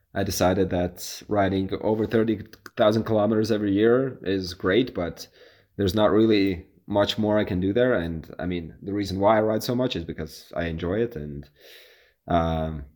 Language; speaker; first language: English; non-native, fluent; Latvian